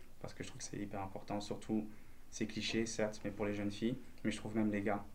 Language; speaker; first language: French; native; French